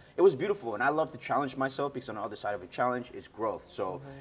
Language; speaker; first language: English; native; English